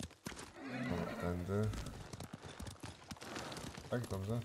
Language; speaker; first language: Polish; native; Polish